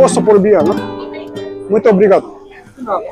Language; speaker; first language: Portuguese; non-native, learner; Bangla